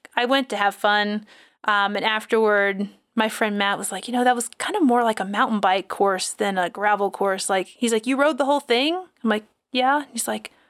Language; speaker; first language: English; native; English